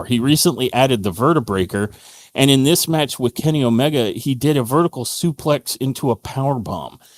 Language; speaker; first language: English; native; English